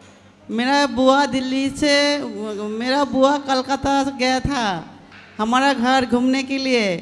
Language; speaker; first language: Hindi; non-native, local second language; Bangla